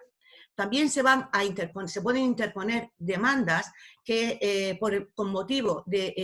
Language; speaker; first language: Spanish; native; Spanish